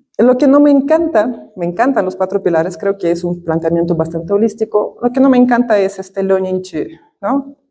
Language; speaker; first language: Spanish; non-native, fluent; Russian